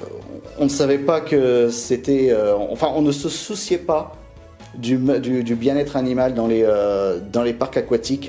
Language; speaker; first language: French; native; French